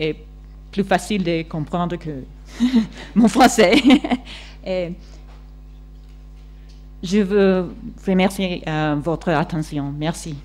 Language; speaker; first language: French; non-native, fluent; English